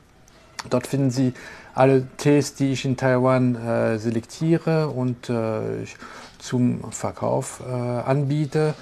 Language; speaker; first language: German; non-native, local second language; French